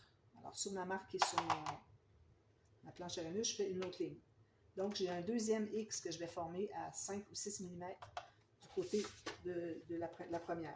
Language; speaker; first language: French; native; French